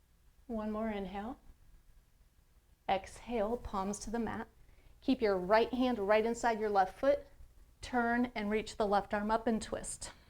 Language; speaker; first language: English; native; English